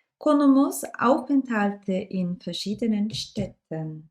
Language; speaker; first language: German; non-native, fluent; Turkish